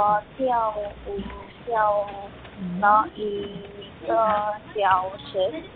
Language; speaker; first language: Chinese; non-native, learner; Korean